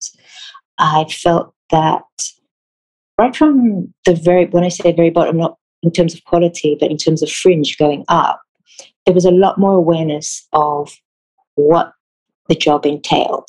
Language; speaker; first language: English; non-native, fluent; Hebrew